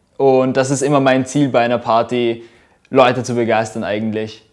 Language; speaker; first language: German; early bilingual, other home language; Russian